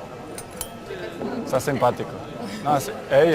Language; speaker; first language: Spanish; non-native, fluent; Portuguese